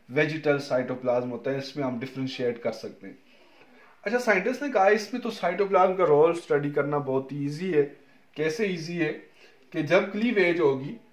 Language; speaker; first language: Urdu; non-native, local second language; Punjabi